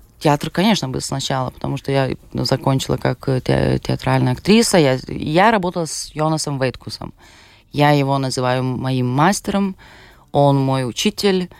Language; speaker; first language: Russian; non-native, fluent; Lithuanian